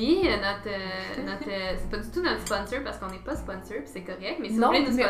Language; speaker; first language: French; native; French